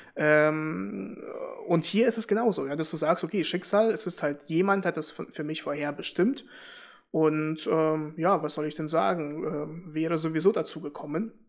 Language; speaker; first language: German; early bilingual, other home language; Russian